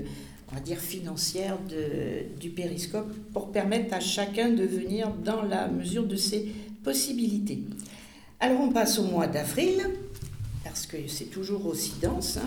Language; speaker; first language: French; native; French